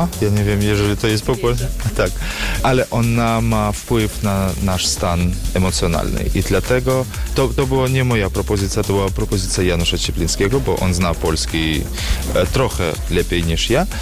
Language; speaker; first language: Polish; non-native, learner; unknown